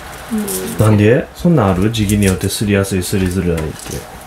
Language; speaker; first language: Japanese; native; Japanese